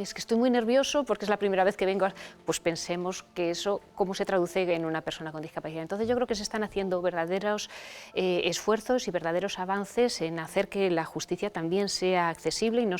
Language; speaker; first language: Spanish; native; Spanish